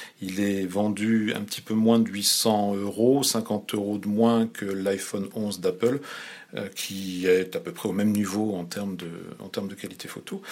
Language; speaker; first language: French; native; French